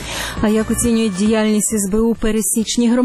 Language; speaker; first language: Ukrainian; native; Ukrainian